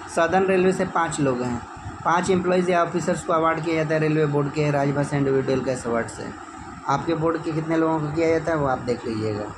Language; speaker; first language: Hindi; native; Hindi